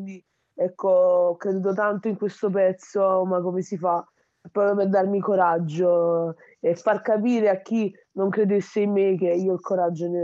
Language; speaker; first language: Italian; early bilingual, other home language; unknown